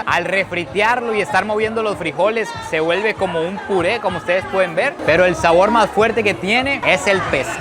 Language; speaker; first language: Spanish; native; Spanish